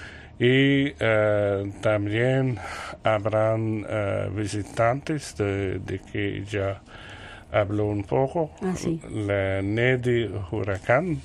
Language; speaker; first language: Spanish; non-native, learner; French